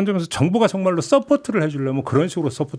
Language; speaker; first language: Korean; native; Korean